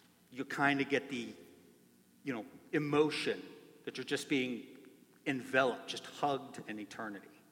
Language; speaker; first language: English; native; English